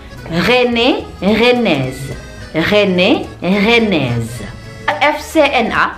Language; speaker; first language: French; non-native, learner; Indonesian